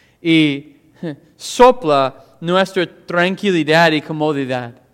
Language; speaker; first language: Spanish; non-native, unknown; English